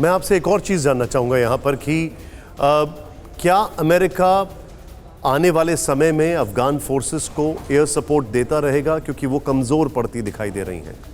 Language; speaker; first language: Hindi; native; Hindi